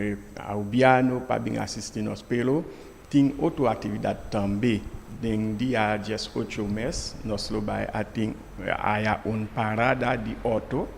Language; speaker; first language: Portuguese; non-native, learner; Haitian Creole